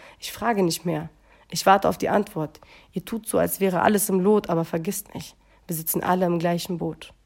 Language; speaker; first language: German; early bilingual, other home language; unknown